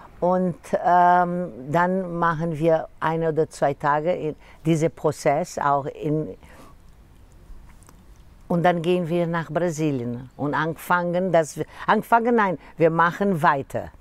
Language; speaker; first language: German; non-native, learner; Portuguese